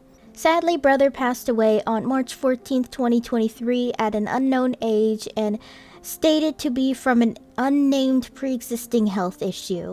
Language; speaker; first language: English; native; English